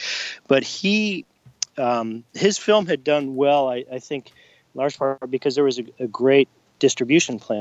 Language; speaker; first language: English; native; English